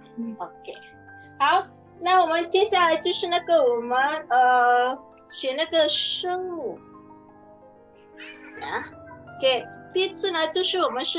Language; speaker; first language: Chinese; non-native, fluent; Indonesian